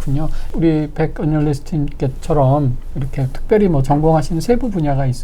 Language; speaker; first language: Korean; native; Korean